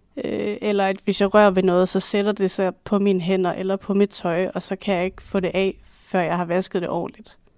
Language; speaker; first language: Danish; native; Danish